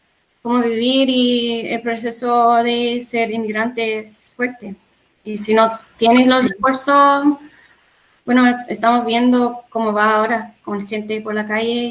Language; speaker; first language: Spanish; non-native, learner; English